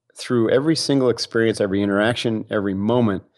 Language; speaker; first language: English; native; English